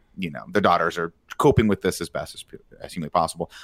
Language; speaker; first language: English; native; English